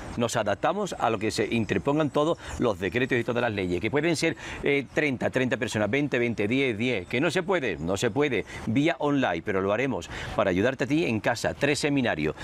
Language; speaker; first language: Spanish; native; Spanish